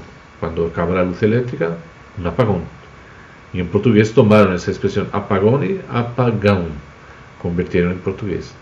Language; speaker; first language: Portuguese; non-native, fluent; Spanish